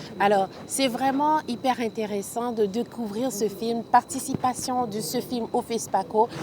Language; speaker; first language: French; early bilingual, other home language; Haitian Creole